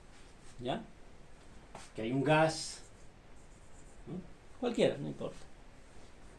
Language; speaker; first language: Spanish; native; Spanish